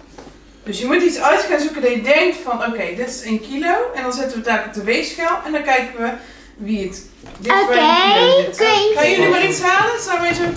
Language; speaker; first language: Dutch; native; Dutch